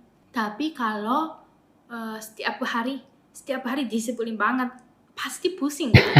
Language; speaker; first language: Indonesian; non-native, fluent; Japanese